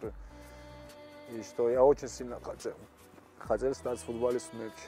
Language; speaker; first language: Russian; non-native, fluent; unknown